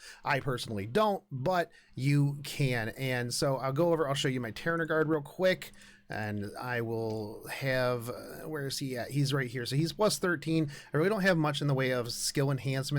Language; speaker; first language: English; native; English